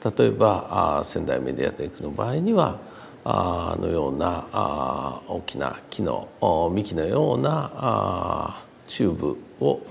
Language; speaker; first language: Japanese; native; Japanese